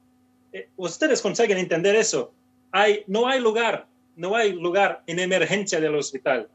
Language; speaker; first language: Spanish; non-native, fluent; Portuguese